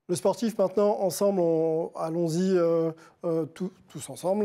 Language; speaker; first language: French; native; French